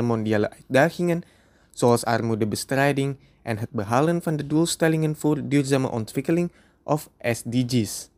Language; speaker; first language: Dutch; non-native, fluent; Indonesian